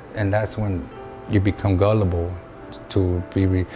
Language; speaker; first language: English; native; English